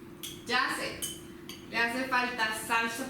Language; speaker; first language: Spanish; native; Spanish